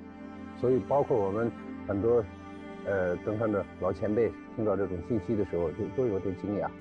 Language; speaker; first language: Chinese; native; Chinese